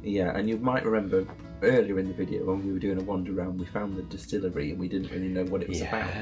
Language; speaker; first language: English; native; English